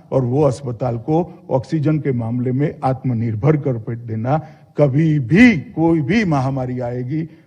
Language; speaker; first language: Hindi; non-native, local second language; Gujarati